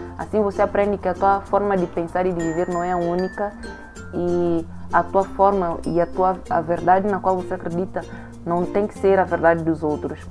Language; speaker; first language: Portuguese; native; Portuguese